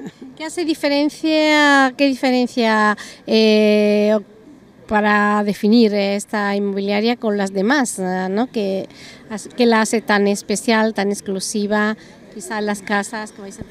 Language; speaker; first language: Spanish; native; Spanish